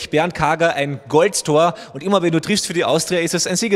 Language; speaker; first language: German; native; German